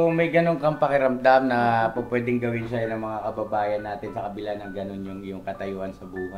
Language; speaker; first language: Filipino; native; Filipino